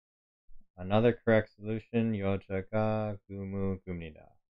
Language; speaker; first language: Korean; non-native, learner; English